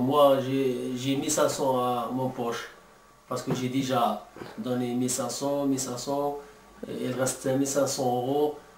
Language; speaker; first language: French; non-native, learner; Arabic